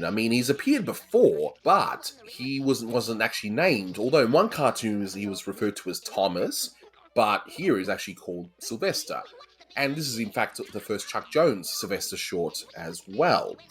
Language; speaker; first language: English; native; English